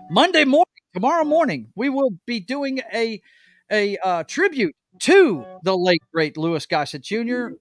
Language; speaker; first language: English; native; English